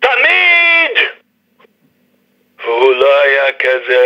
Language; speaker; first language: Hebrew; non-native, fluent; English